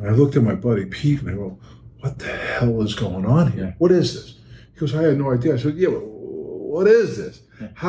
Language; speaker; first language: English; native; English